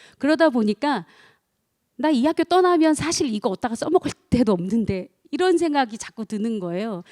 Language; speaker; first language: Korean; native; Korean